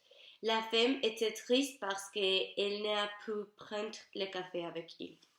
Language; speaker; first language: French; non-native, learner; Spanish